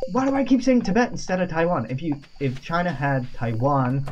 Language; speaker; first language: English; native; English